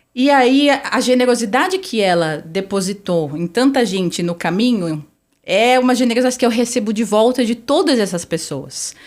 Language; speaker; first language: Portuguese; native; Portuguese